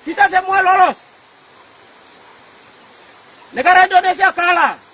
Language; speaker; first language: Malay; non-native, local second language; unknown